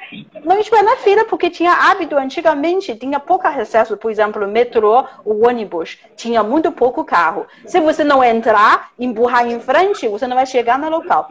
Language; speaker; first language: Portuguese; non-native, fluent; Chinese